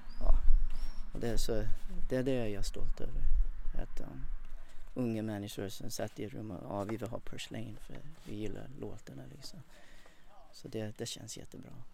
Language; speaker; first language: Swedish; non-native, fluent; English